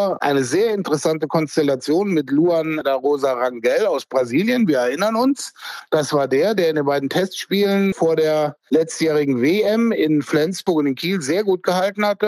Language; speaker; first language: German; native; German